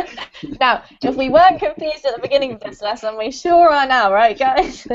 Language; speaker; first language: English; native; English